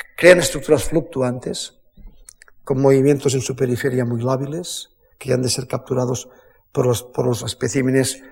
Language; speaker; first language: Spanish; native; Spanish